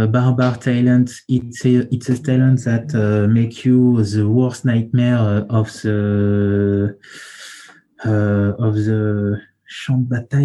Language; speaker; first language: English; non-native, learner; French